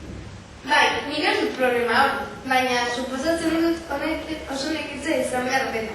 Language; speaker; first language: Basque; non-native, local second language; Spanish